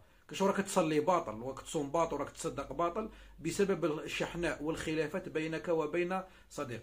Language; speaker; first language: Arabic; native; Arabic